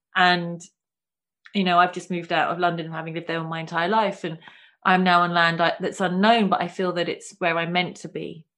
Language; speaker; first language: English; native; English